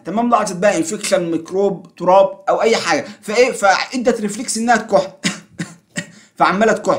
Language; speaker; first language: Arabic; native; Arabic